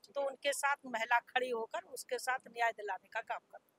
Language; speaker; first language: Hindi; native; Hindi